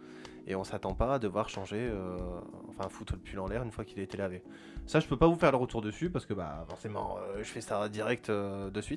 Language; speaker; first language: French; native; French